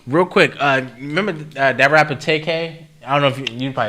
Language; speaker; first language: English; native; English